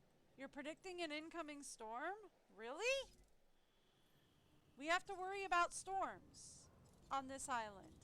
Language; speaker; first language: English; native; English